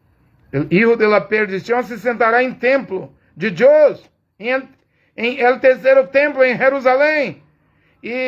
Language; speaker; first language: Spanish; non-native, learner; Portuguese